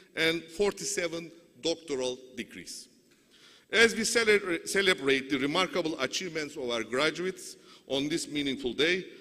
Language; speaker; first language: English; non-native, fluent; Turkish